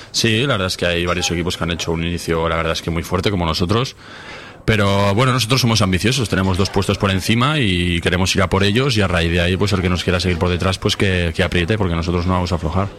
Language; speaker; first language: Spanish; native; Spanish